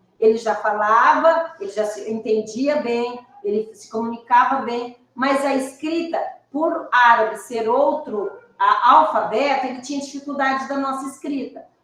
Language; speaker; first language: Portuguese; native; Portuguese